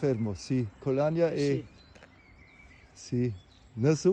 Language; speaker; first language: Italian; non-native, learner; German